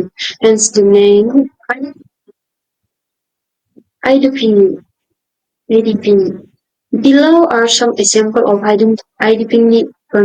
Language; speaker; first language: English; non-native, local second language; Indonesian